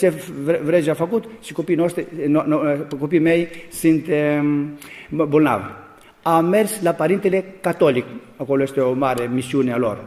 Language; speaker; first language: Romanian; non-native, learner; Greek